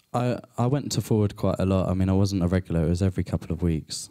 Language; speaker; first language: English; native; English